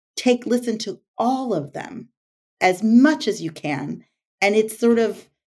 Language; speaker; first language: English; native; English